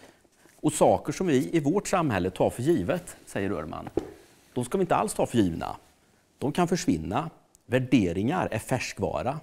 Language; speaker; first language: Swedish; native; Swedish